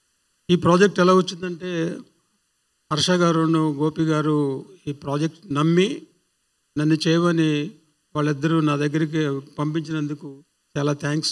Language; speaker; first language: Telugu; native; Telugu